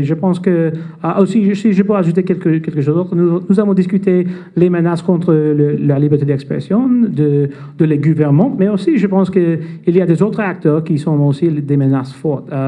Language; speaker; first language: French; non-native, fluent; English